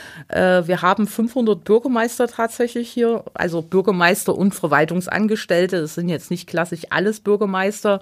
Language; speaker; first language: German; native; German